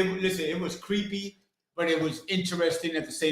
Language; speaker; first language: English; native; English